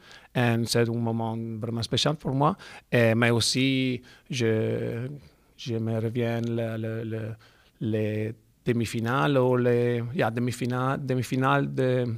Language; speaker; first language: French; non-native, fluent; Italian